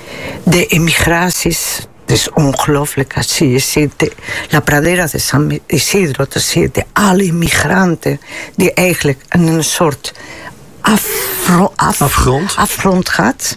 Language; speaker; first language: Dutch; non-native, fluent; Spanish